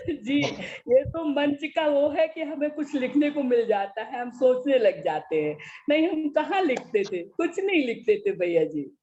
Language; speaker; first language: Hindi; native; Hindi